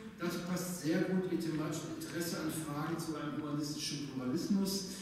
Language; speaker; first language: German; native; German